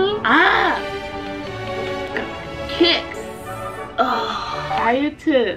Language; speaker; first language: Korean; non-native, fluent; English